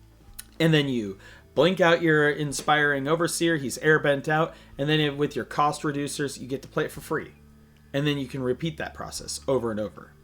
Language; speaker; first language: English; native; English